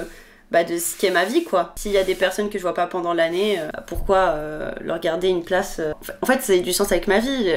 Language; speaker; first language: French; native; French